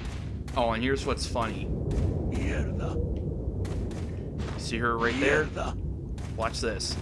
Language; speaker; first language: English; native; English